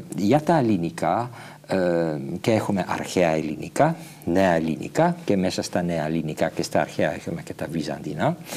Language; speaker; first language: Greek; non-native, fluent; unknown